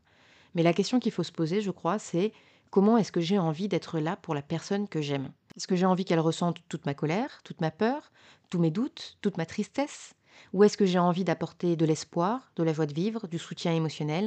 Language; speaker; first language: French; native; French